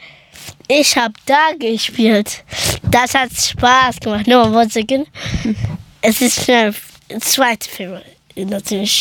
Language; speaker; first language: German; early bilingual, other home language; Persian